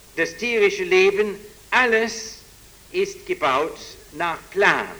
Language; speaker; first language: German; non-native, fluent; English